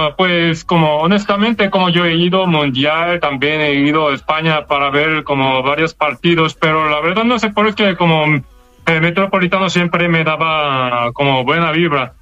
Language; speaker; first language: Spanish; non-native, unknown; Korean